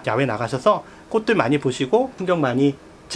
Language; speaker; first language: Korean; native; Korean